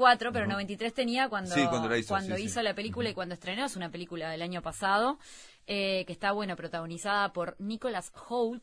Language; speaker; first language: Spanish; native; Spanish